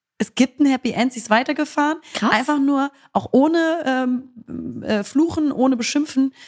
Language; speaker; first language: German; native; German